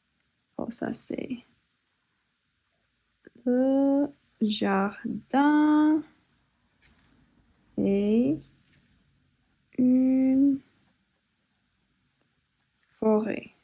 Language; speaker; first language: French; non-native, fluent; English